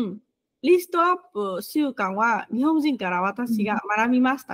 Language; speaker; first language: Japanese; non-native, fluent; Vietnamese